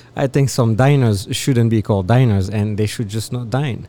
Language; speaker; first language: English; non-native, fluent; French